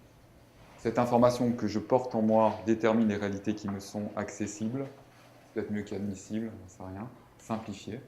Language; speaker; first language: French; native; French